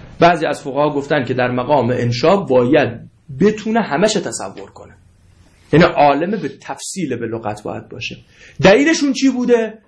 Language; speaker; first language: Persian; non-native, local second language; Arabic